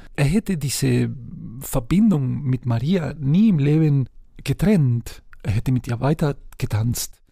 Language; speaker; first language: German; non-native, fluent; Spanish